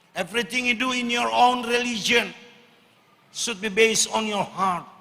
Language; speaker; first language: English; non-native, learner; Indonesian